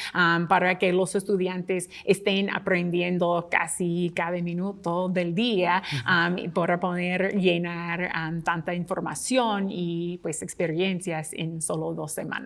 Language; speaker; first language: Spanish; non-native, fluent; English